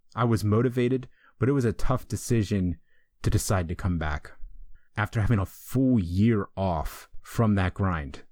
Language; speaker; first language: English; native; English